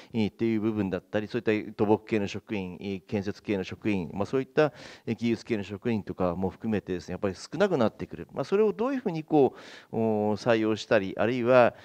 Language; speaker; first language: Japanese; native; Japanese